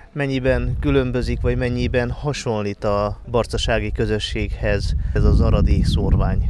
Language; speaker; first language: Hungarian; native; Hungarian